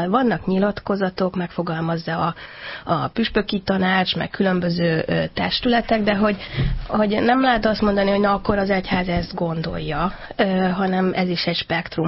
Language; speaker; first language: Hungarian; native; Hungarian